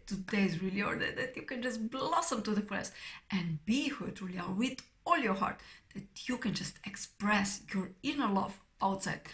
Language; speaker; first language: English; non-native, fluent; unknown